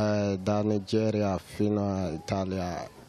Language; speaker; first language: Italian; non-native, learner; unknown